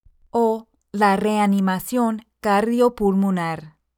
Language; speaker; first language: Spanish; non-native, fluent; English